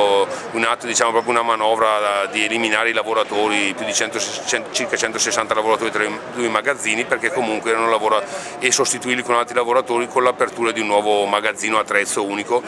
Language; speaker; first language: Italian; native; Italian